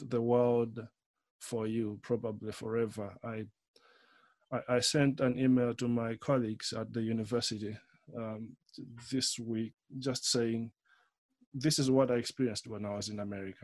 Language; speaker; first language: English; non-native, local second language; Nyanja